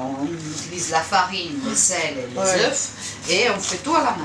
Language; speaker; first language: French; non-native, fluent; Italian